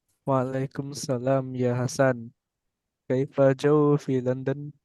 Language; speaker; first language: Arabic; non-native, learner; Indonesian